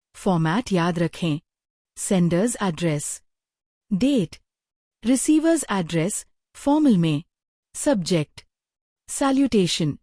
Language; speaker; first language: Hindi; native; Hindi